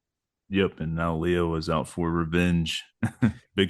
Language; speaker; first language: English; native; English